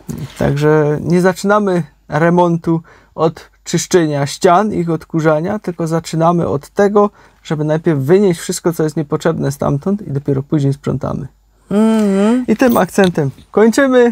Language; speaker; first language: Polish; native; Polish